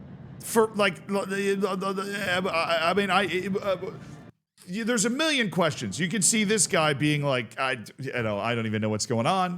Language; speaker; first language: English; native; English